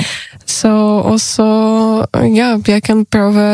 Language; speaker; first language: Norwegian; non-native, learner; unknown